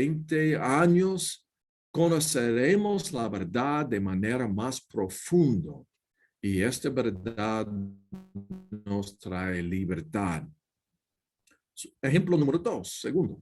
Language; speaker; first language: Spanish; non-native, learner; English